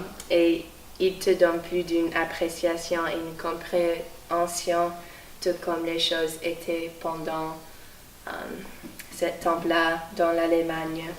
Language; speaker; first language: French; non-native, learner; English